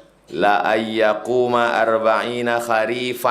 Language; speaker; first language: Arabic; non-native, fluent; Indonesian